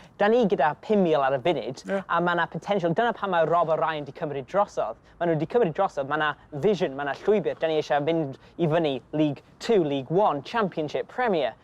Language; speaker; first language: Welsh; non-native, local second language; English